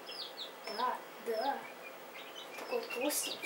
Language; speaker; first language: Russian; early bilingual, heritage; English